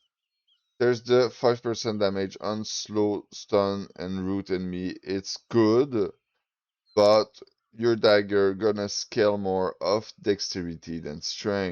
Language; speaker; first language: English; non-native, fluent; French